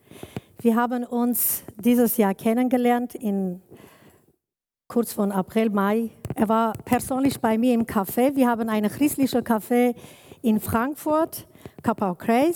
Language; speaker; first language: German; non-native, learner; Kurdish